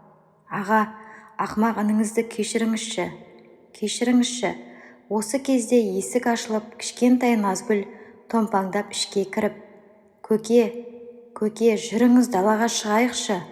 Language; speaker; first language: Kazakh; native; Kazakh